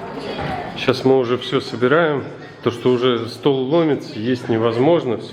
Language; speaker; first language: Russian; native; Russian